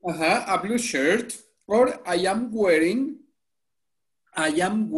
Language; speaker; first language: English; non-native, fluent; Spanish